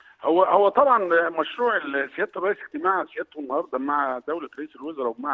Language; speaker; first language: Arabic; native; Arabic